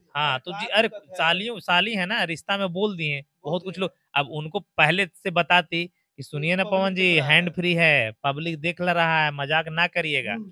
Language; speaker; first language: Hindi; native; Hindi